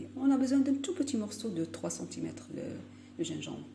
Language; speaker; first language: French; non-native, local second language; Arabic